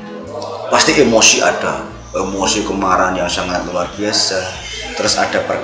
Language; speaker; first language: Indonesian; non-native, local second language; Javanese